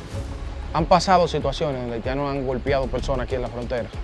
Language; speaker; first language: Spanish; native; Spanish